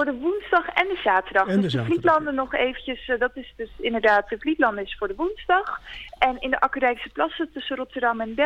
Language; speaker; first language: Dutch; native; Dutch